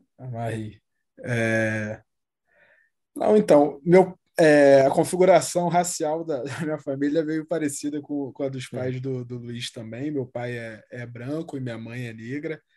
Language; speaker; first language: Portuguese; native; Portuguese